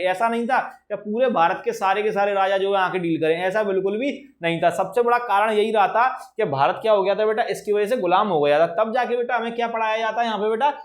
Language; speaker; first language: Hindi; native; Hindi